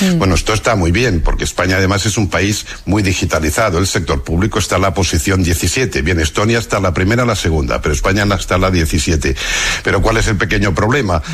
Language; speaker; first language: Spanish; non-native, local second language; Catalan